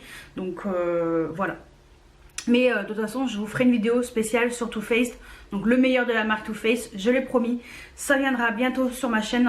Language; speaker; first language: French; native; French